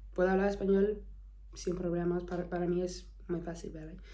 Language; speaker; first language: Spanish; non-native, fluent; English